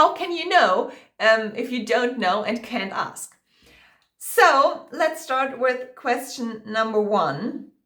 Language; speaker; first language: English; non-native, fluent; German